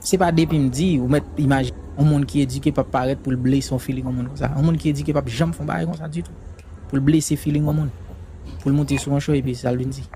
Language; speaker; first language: French; non-native, learner; Haitian Creole